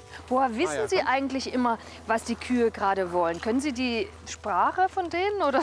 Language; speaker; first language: German; native; German